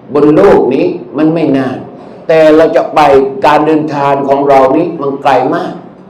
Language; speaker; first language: Thai; non-native, local second language; Malay